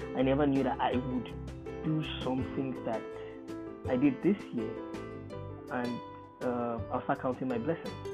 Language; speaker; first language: English; non-native, local second language; Yoruba